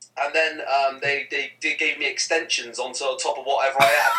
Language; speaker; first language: English; native; English